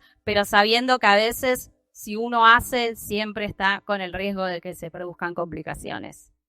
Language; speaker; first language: Spanish; native; Spanish